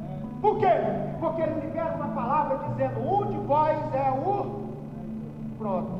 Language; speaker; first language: Portuguese; native; Portuguese